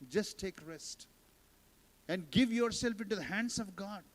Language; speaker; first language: English; non-native, local second language; Telugu